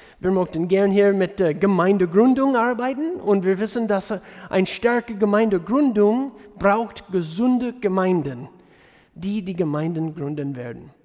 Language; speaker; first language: German; non-native, fluent; English